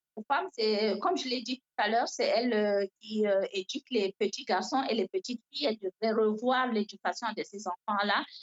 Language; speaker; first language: French; non-native, local second language; Fula